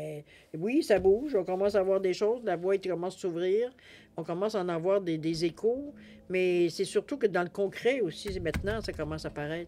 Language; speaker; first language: French; native; French